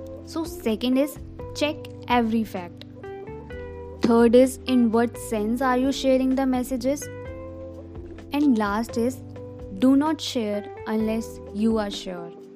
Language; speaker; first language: English; non-native, local second language; Hindi